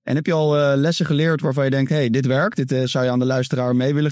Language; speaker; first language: Dutch; native; Dutch